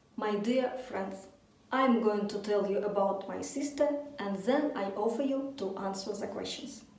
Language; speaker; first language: English; non-native, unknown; Russian